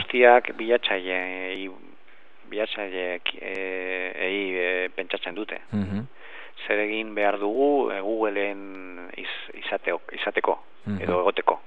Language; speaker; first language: Basque; non-native, learner; Spanish